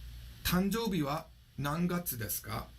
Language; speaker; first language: Japanese; non-native, fluent; English